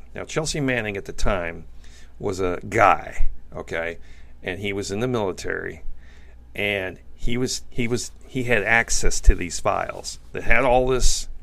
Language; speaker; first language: English; native; English